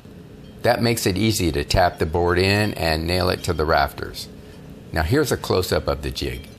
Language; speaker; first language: English; native; English